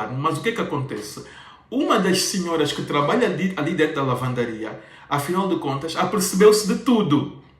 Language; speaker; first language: Portuguese; native; Portuguese